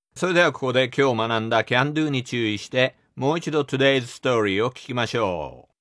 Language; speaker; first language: Japanese; native; Japanese